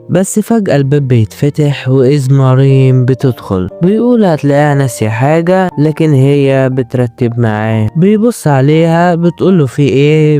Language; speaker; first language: Arabic; native; Arabic